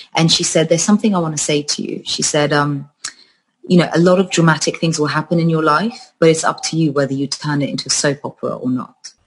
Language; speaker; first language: English; early bilingual, other home language; Georgian